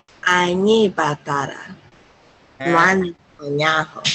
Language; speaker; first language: Igbo; early bilingual, heritage; Igbo